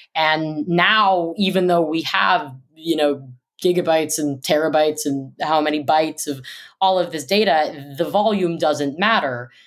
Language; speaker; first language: English; native; English